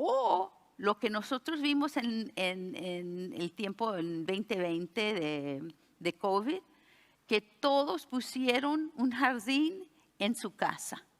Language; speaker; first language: Spanish; early bilingual, heritage; Spanish